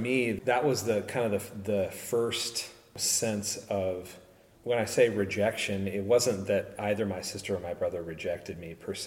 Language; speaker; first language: English; native; English